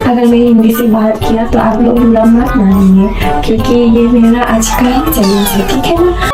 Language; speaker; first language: Hindi; non-native, local second language; Kok Borok